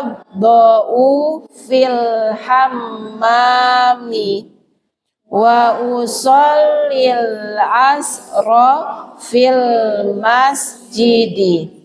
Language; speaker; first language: Arabic; non-native, fluent; Indonesian